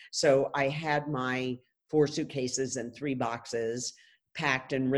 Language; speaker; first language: English; native; English